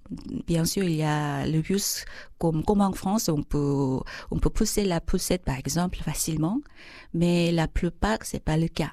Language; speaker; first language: French; non-native, fluent; Korean